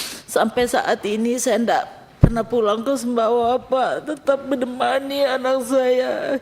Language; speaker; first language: Indonesian; non-native, local second language; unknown